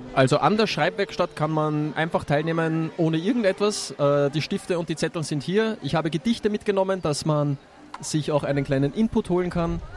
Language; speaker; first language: German; native; German